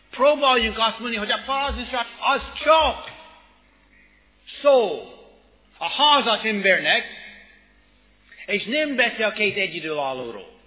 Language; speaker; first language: Hungarian; non-native, fluent; English